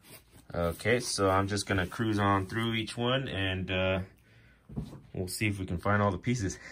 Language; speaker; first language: English; native; English